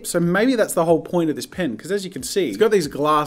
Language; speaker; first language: English; native; English